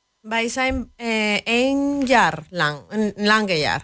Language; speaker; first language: Dutch; non-native, fluent; Spanish